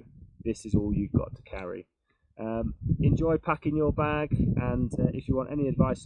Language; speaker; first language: English; native; English